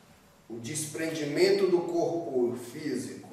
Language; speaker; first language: Portuguese; native; Portuguese